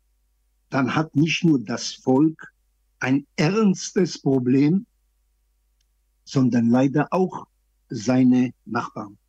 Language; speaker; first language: German; non-native, fluent; Hebrew